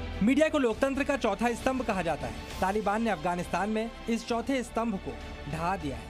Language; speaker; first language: Hindi; native; Hindi